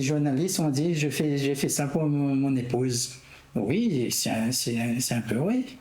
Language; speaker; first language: French; non-native, local second language; Réunion Creole French